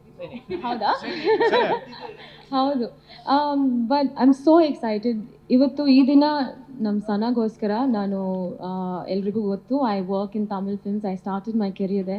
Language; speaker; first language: Kannada; non-native, learner; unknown